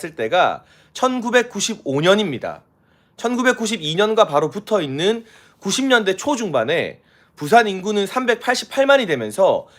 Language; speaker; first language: Korean; native; Korean